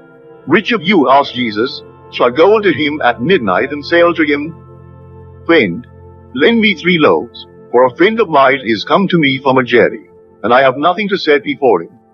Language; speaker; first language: English; native; English